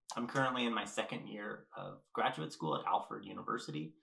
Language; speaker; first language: English; native; English